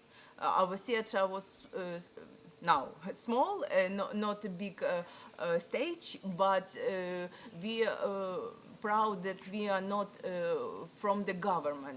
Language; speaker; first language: English; non-native, learner; Ukrainian